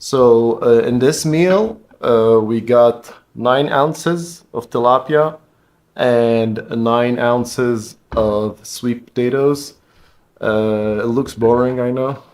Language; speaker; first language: English; non-native, fluent; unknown